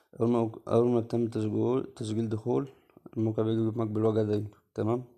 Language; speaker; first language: Arabic; native; Arabic